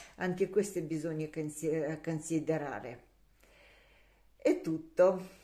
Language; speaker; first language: Italian; non-native, learner; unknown